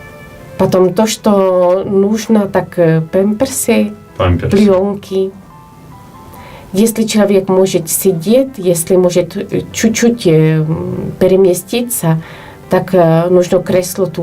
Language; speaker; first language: Russian; non-native, fluent; Polish